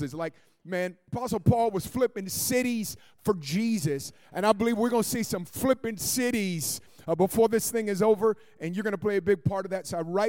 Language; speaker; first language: English; native; English